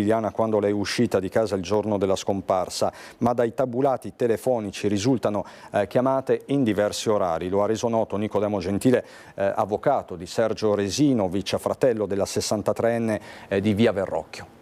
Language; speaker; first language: Italian; native; Italian